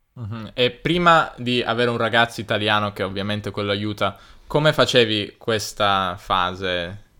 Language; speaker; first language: Italian; native; Italian